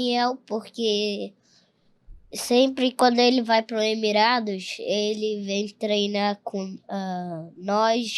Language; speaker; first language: Portuguese; early bilingual, heritage; Portuguese